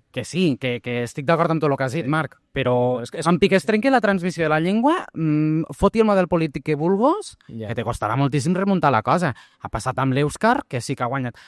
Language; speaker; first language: Catalan; early bilingual, other home language; Portuguese